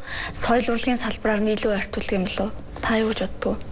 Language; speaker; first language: Mongolian; native; Mongolian